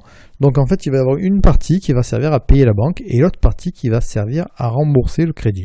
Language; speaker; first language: French; native; French